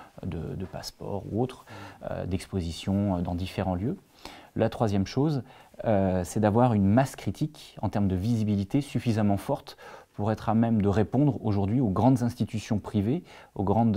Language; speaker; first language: French; native; French